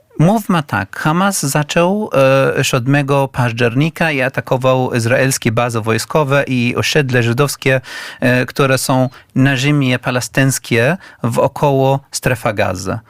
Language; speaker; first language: Polish; non-native, learner; Arabic